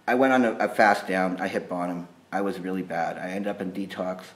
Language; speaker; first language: English; native; English